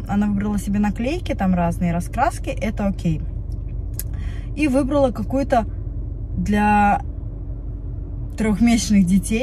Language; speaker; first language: Russian; native; Russian